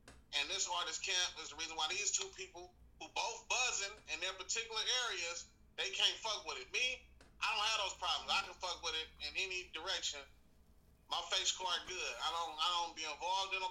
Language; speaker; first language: English; native; English